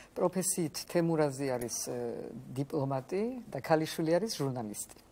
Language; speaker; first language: Georgian; early bilingual, heritage; Georgian